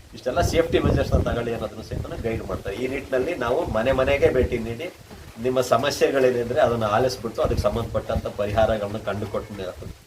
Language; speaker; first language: Kannada; native; Kannada